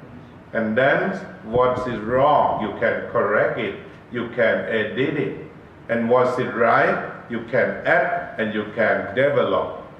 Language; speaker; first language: English; non-native, learner; Thai